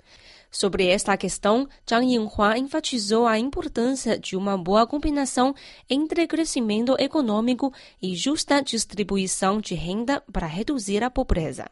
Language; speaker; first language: Portuguese; non-native, fluent; Chinese